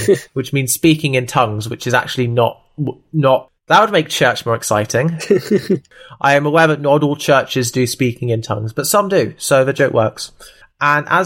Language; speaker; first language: English; native; English